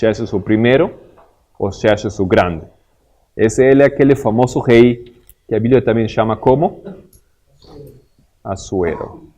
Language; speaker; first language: Portuguese; non-native, fluent; Spanish